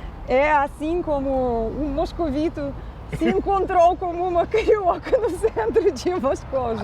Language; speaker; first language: Portuguese; non-native, fluent; Russian